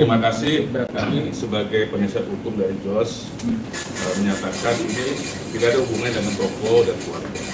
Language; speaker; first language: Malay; non-native, local second language; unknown